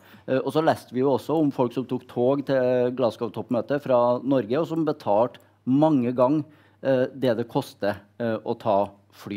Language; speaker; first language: Norwegian; native; Norwegian